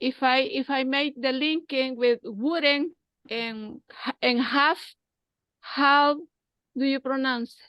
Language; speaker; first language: English; non-native, learner; Spanish